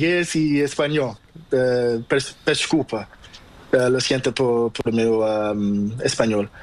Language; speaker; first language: Spanish; non-native, learner; Portuguese